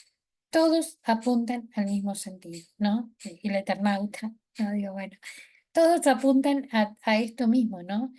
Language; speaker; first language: Spanish; native; Spanish